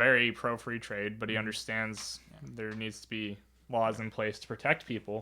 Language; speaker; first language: English; native; English